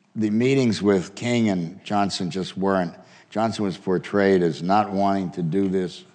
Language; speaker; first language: English; native; English